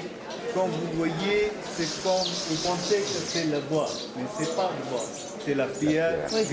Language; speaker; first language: French; non-native, learner; Hindi